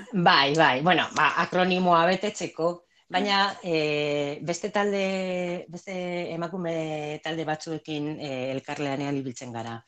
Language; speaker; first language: Basque; non-native, local second language; Spanish